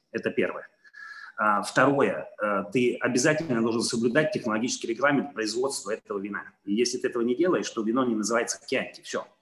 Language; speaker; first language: Russian; non-native, fluent; Italian